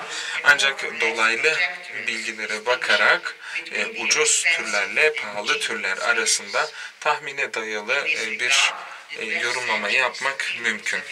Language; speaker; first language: Turkish; native; Turkish